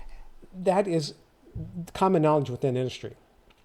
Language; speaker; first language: English; native; English